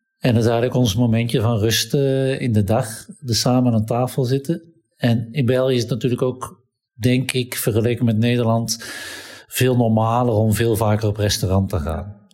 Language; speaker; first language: Dutch; native; Dutch